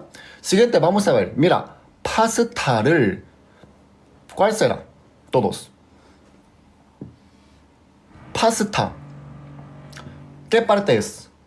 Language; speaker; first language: Spanish; non-native, fluent; Korean